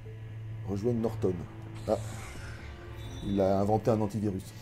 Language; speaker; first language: French; native; French